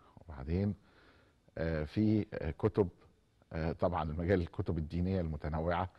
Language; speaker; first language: Arabic; native; Arabic